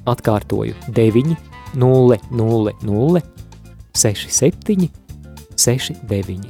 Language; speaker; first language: Latvian; native; Latvian